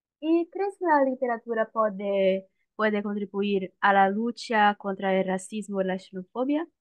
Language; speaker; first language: Spanish; non-native, learner; Portuguese